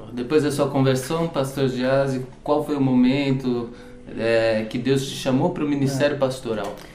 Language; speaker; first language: Portuguese; native; Portuguese